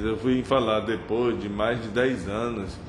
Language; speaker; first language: Portuguese; early bilingual, other home language; Japanese